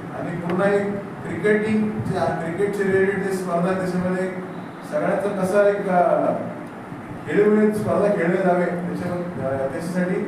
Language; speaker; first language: Marathi; non-native, local second language; Marwari